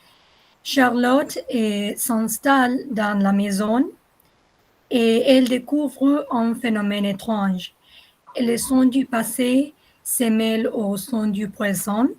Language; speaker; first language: French; non-native, learner; Spanish